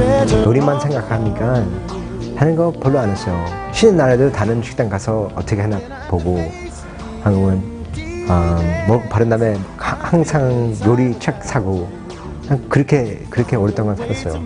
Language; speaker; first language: Korean; early bilingual, heritage; Korean